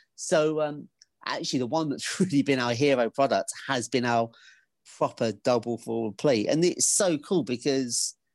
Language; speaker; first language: English; native; English